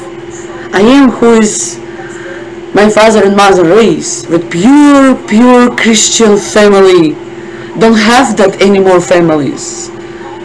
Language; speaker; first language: English; non-native, learner; Russian